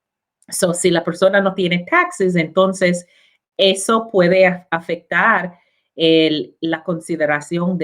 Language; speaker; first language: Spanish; non-native, learner; English